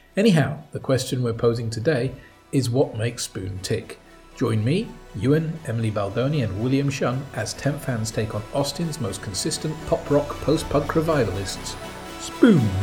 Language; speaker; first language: English; native; English